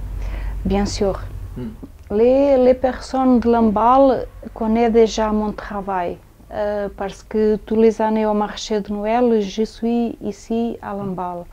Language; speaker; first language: French; non-native, fluent; Portuguese